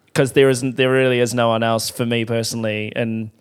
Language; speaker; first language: English; native; English